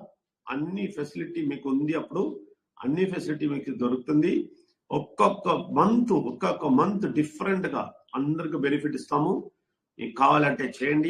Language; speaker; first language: Telugu; non-native, learner; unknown